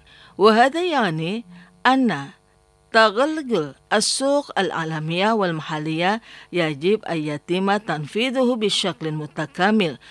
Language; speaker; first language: Arabic; non-native, fluent; Indonesian